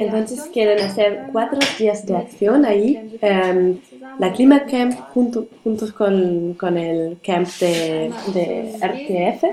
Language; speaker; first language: Spanish; non-native, learner; German